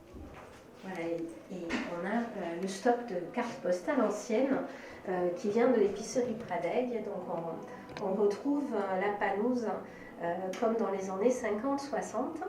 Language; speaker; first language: French; native; French